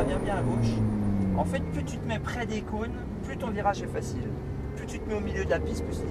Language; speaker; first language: French; native; French